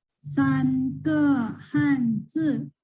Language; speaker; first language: Chinese; non-native, fluent; Thai